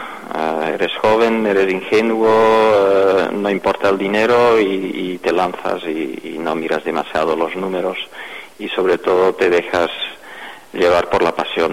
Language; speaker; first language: Spanish; non-native, fluent; Dutch